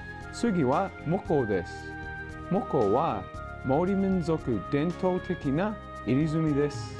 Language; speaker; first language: Japanese; non-native, fluent; English